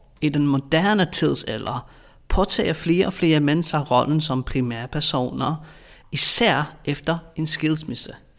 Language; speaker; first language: Danish; non-native, fluent; English